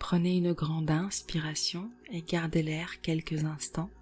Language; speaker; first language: French; native; French